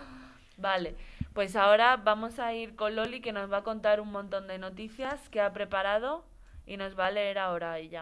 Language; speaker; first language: Spanish; native; Spanish